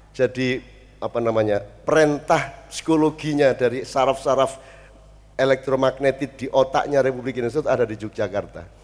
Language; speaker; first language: Indonesian; non-native, local second language; Javanese